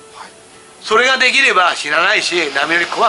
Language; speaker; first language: Japanese; native; Japanese